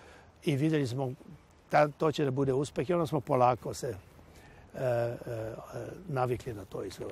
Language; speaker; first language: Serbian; non-native, local second language; Hungarian